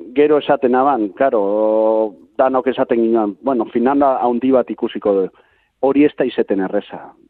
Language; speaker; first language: Basque; native; Basque